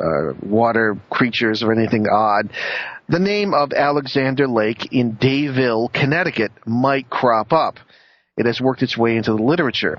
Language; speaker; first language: English; native; English